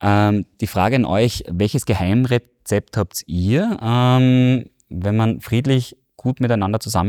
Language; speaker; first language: German; native; German